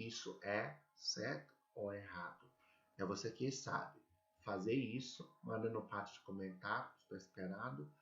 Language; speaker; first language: Portuguese; non-native, learner; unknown